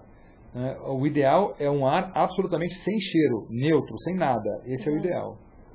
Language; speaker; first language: Portuguese; native; Portuguese